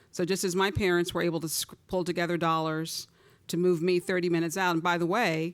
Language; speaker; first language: English; native; English